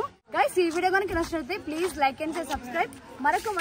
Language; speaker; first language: Telugu; native; Telugu